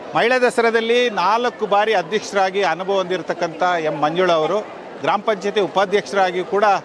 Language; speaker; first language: Kannada; non-native, local second language; Kodava